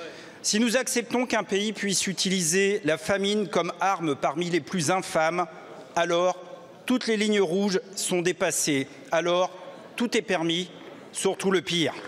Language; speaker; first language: French; native; French